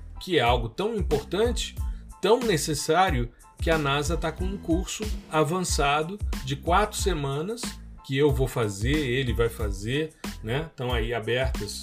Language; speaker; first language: Portuguese; native; Portuguese